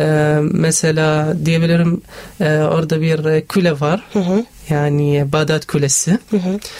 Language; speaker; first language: Turkish; non-native, learner; Arabic